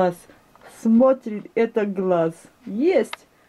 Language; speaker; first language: Russian; early bilingual, heritage; English